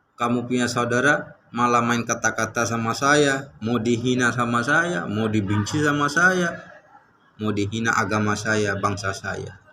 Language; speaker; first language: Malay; non-native, learner; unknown